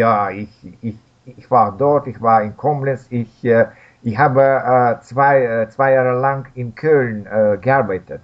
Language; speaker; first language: German; non-native, fluent; Russian